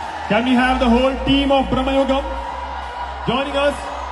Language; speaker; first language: English; non-native, local second language; Malayalam